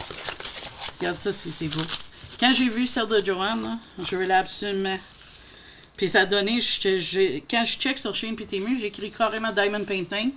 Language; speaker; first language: French; native; French